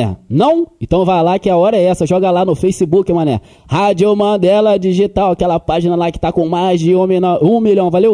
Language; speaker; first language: Portuguese; native; Portuguese